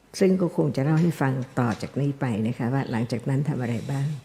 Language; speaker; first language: Thai; native; Thai